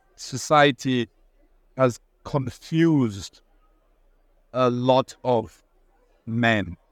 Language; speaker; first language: English; non-native, local second language; Igbo